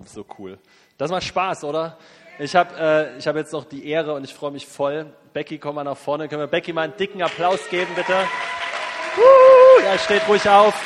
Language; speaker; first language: German; native; German